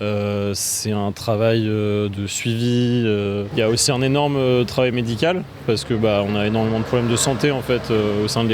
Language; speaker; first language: French; native; French